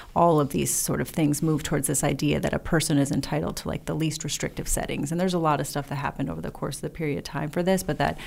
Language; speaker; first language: English; native; English